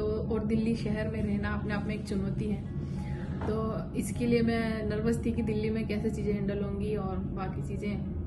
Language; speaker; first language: Hindi; native; Hindi